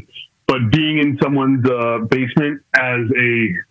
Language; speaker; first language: English; native; English